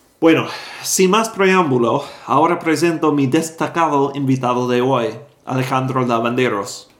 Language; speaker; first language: Spanish; non-native, fluent; English